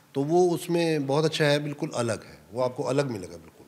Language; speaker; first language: Hindi; native; Hindi